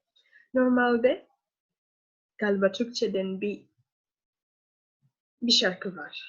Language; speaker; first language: Turkish; non-native, learner; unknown